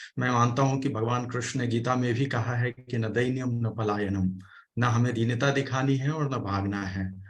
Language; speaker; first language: Hindi; native; Hindi